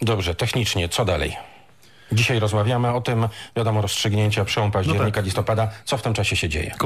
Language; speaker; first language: Polish; native; Polish